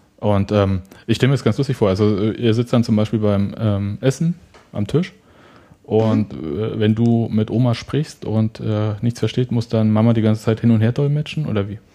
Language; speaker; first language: German; native; German